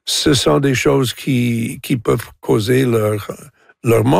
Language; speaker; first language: French; non-native, local second language; English